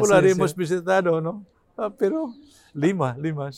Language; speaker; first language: Spanish; non-native, learner; Cebuano